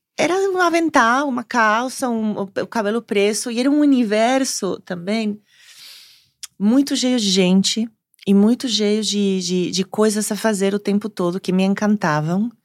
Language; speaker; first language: Portuguese; non-native, fluent; Spanish